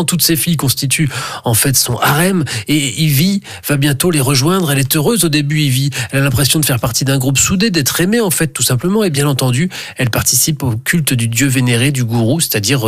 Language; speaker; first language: French; native; French